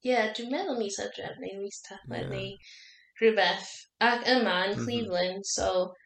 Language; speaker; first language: Welsh; non-native, learner; English